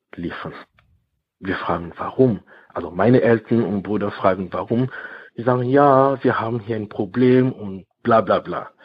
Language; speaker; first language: German; non-native, fluent; French